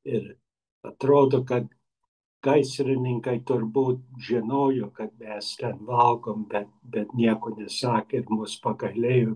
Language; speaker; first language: Lithuanian; early bilingual, heritage; Lithuanian